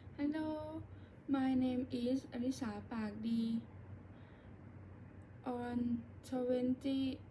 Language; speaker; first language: English; non-native, learner; Thai